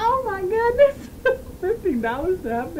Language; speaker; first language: English; native; English